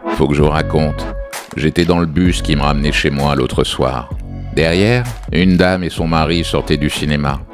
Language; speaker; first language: French; native; French